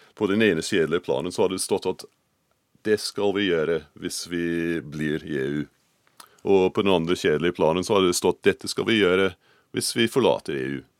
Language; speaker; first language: Norwegian; non-native, fluent; English